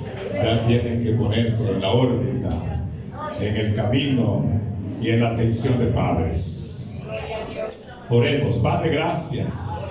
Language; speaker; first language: Spanish; native; Spanish